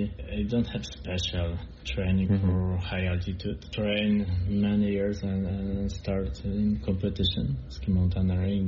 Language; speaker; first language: English; non-native, learner; Polish